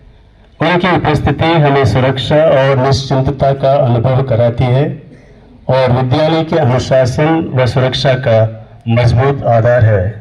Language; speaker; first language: Hindi; native; Hindi